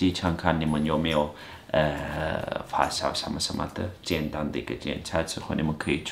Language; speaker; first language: Chinese; non-native, fluent; Turkish